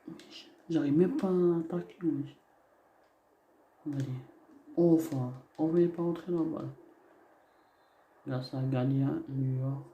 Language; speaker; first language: French; non-native, learner; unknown